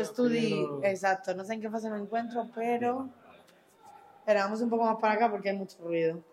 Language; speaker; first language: Spanish; native; Spanish